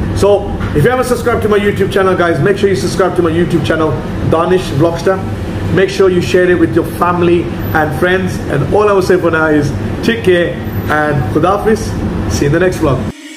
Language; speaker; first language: English; early bilingual, other home language; Hindi